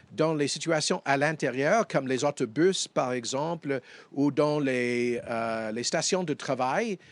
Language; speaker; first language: French; non-native, fluent; English